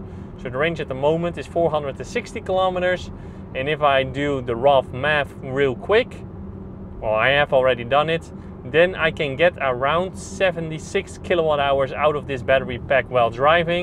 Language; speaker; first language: English; non-native, fluent; Dutch